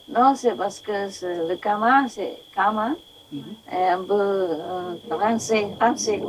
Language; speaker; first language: French; non-native, learner; Vietnamese